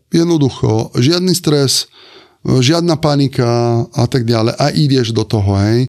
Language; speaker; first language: Slovak; non-native, fluent; Italian